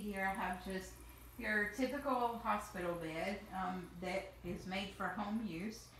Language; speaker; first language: English; native; English